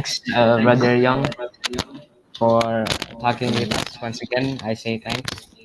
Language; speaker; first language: English; non-native, learner; Indonesian